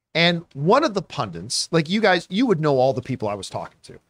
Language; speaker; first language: English; native; English